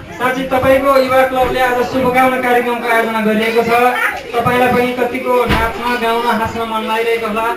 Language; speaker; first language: Nepali; native; Nepali